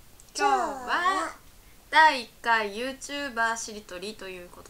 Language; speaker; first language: Japanese; native; Japanese